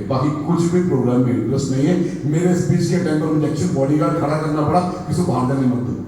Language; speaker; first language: Hindi; non-native, local second language; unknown